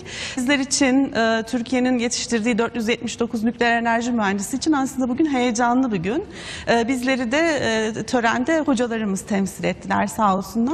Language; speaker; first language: Turkish; native; Turkish